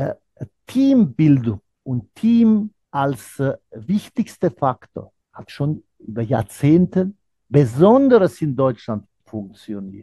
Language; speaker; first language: German; non-native, fluent; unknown